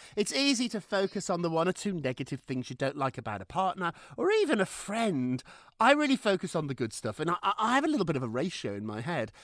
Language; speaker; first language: English; native; English